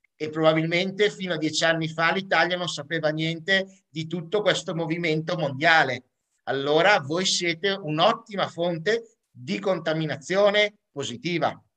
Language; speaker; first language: Italian; native; Italian